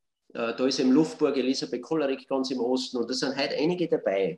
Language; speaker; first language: German; native; German